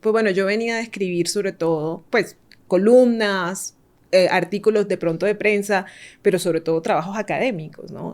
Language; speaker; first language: Spanish; native; Spanish